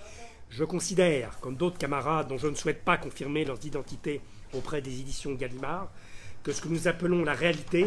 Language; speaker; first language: French; native; French